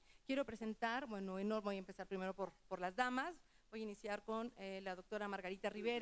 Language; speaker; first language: Spanish; native; Spanish